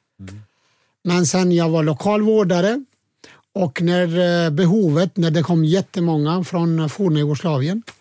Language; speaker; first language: Swedish; non-native, fluent; Albanian